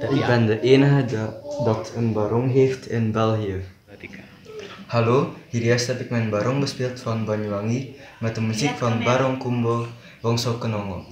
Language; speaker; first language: Dutch; non-native, learner; Indonesian